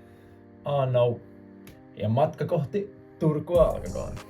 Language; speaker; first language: Finnish; native; Finnish